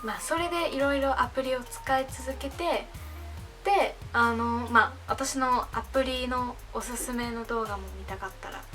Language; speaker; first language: Japanese; non-native, fluent; English